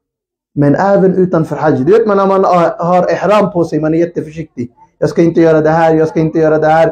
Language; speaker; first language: Swedish; non-native, local second language; Urdu